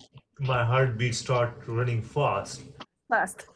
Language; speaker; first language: English; non-native, learner; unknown